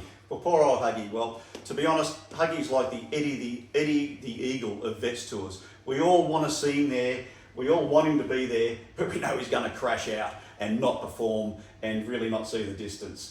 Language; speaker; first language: English; native; English